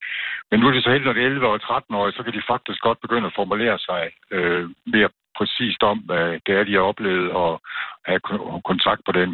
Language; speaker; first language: Danish; native; Danish